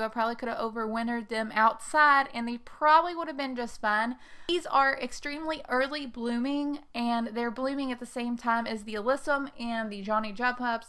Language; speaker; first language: English; native; English